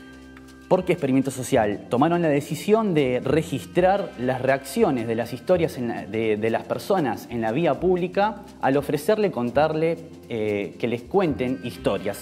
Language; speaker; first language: Spanish; native; Spanish